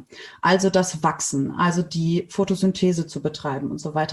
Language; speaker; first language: German; native; German